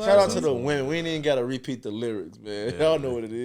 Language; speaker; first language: English; native; English